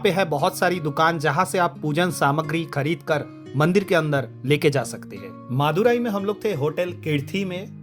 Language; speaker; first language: Hindi; non-native, local second language; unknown